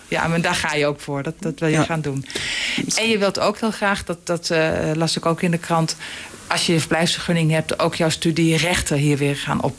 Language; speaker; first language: Dutch; native; Dutch